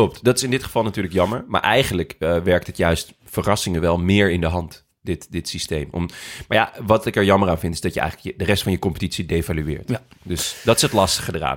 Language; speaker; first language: Dutch; native; Dutch